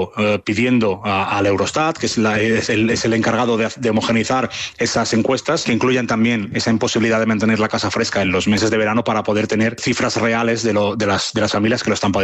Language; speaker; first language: Spanish; native; Spanish